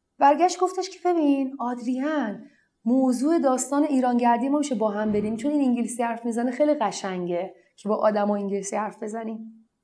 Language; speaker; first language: Persian; non-native, local second language; Arabic